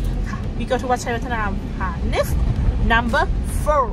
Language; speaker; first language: English; non-native, learner; Thai